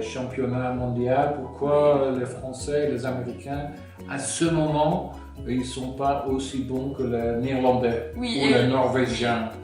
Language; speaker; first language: French; non-native, fluent; Dutch